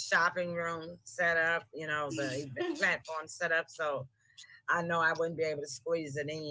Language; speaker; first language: English; native; English